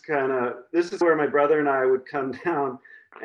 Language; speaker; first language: English; native; English